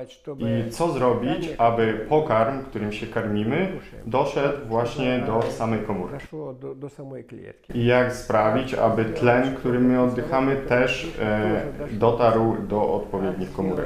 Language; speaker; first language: Polish; non-native, fluent; Russian